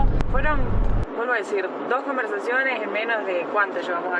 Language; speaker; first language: Spanish; native; Spanish